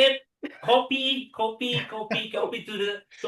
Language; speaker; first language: English; non-native, learner; Indonesian